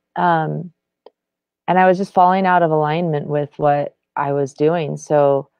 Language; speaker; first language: English; native; English